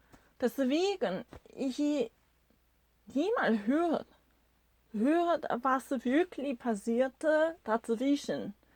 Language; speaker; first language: German; non-native, learner; Korean